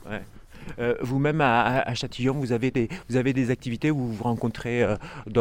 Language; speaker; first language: French; native; French